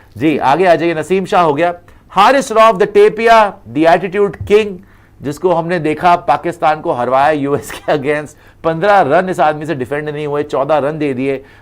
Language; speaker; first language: Hindi; native; Hindi